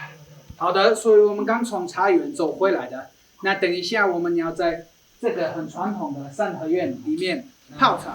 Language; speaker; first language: Chinese; non-native, fluent; English